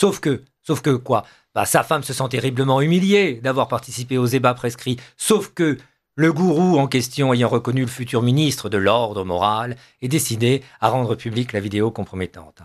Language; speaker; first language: French; native; French